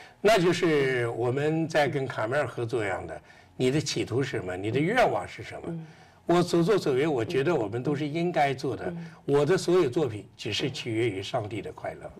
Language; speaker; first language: Chinese; native; Chinese